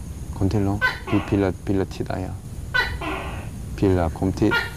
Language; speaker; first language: Vietnamese; non-native, learner; English